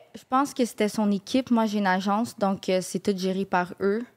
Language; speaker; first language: French; native; French